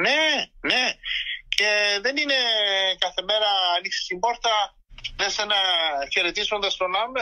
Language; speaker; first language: Greek; early bilingual, heritage; Greek